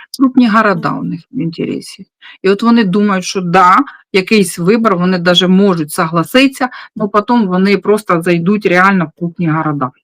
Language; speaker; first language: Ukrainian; non-native, local second language; Russian